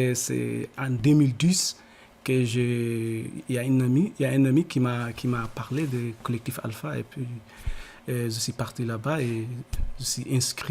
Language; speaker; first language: French; non-native, learner; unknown